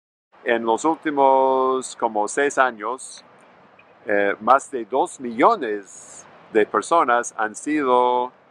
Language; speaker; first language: Spanish; non-native, fluent; English